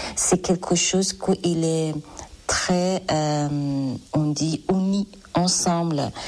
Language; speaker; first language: French; non-native, learner; Persian